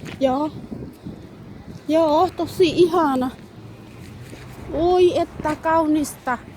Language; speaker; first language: Finnish; non-native, learner; Thai